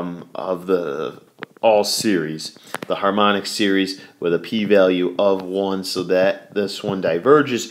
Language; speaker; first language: English; native; English